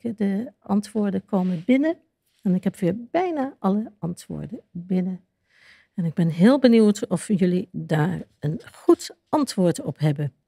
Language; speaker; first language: Dutch; native; Dutch